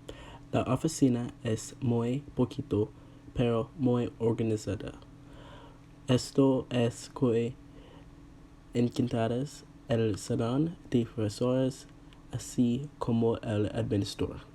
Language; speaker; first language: Spanish; non-native, learner; English